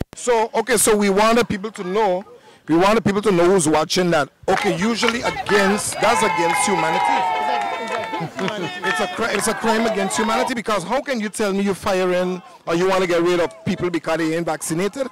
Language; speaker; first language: English; native; English